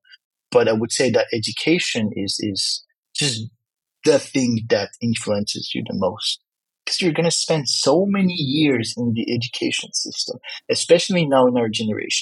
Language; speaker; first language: English; non-native, fluent; French